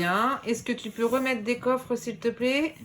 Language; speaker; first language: French; native; French